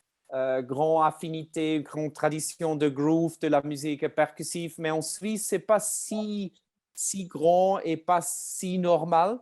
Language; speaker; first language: French; non-native, learner; German